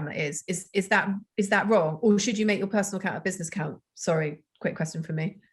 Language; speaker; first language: English; native; English